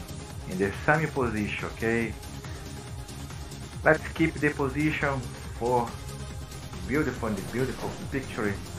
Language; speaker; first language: English; non-native, learner; Portuguese